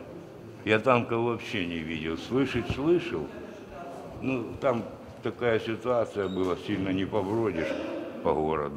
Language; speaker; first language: Russian; native; Russian